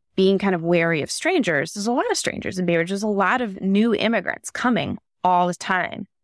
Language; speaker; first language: English; native; English